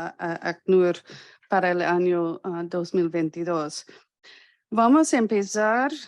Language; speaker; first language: Spanish; non-native, fluent; English